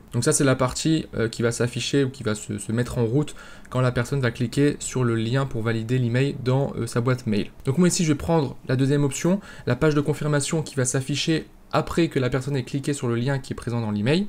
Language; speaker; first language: French; native; French